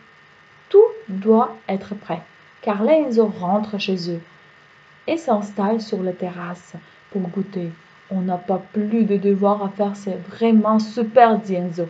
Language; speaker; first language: French; non-native, fluent; Uzbek